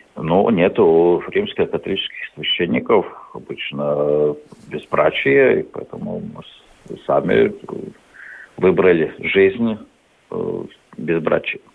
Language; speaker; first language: Russian; non-native, local second language; Latvian